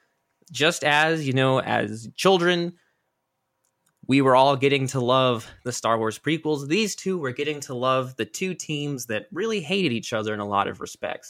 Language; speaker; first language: English; native; English